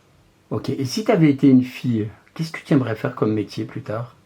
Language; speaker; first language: French; native; French